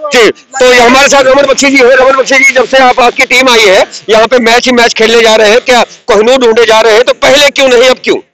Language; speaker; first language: Hindi; non-native, local second language; Punjabi